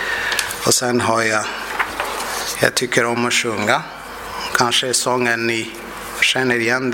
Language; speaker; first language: Swedish; non-native, fluent; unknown